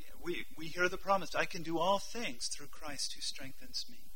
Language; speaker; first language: English; native; English